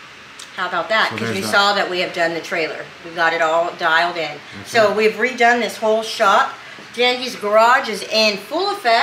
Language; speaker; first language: English; native; English